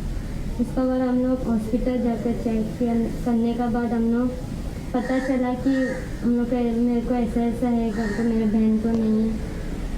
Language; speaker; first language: Hindi; non-native, local second language; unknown